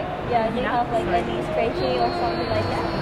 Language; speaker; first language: English; non-native, learner; Indonesian